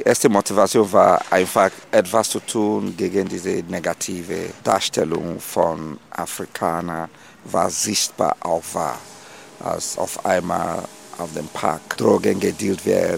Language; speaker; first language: German; non-native, fluent; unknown